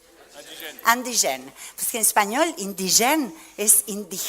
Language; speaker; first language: French; non-native, fluent; Spanish